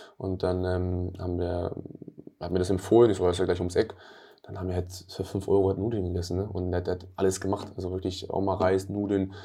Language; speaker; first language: German; early bilingual, other home language; Albanian